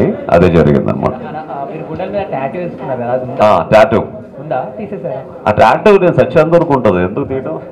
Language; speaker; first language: Telugu; native; Telugu